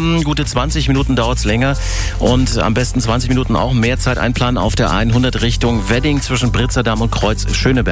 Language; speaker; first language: German; native; German